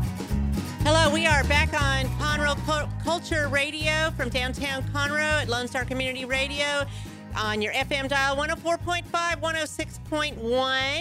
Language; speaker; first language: English; native; English